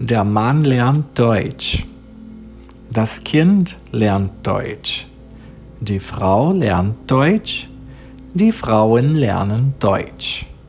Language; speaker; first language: German; non-native, fluent; Portuguese